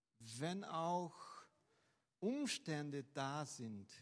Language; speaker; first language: German; non-native, fluent; Portuguese